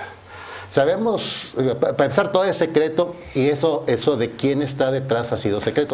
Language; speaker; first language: Spanish; native; Spanish